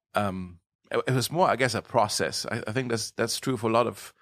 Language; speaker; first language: English; non-native, fluent; German